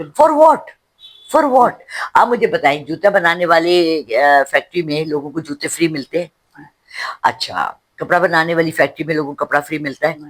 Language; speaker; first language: Urdu; native; Urdu